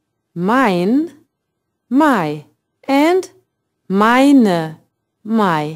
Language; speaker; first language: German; non-native, fluent; English